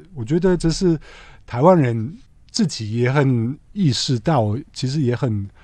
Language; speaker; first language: Chinese; non-native, fluent; German